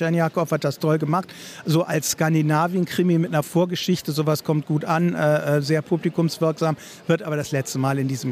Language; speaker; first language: German; native; German